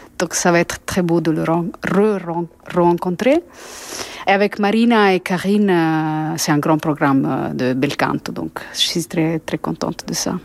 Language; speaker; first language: French; non-native, fluent; Italian